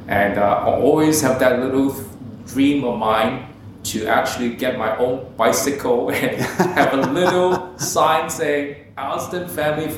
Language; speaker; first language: English; non-native, local second language; Cantonese